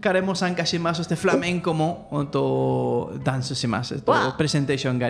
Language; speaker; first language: Japanese; non-native, learner; Spanish